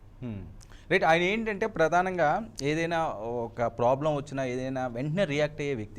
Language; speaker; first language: Telugu; native; Telugu